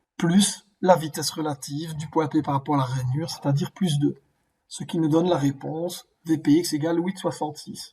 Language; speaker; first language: French; native; French